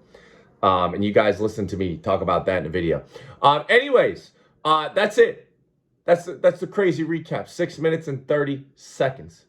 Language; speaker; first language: English; native; English